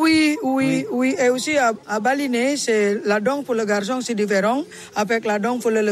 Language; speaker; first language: French; non-native, learner; Indonesian